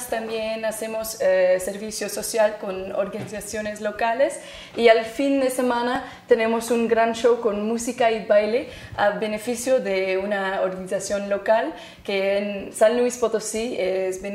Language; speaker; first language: Spanish; non-native, fluent; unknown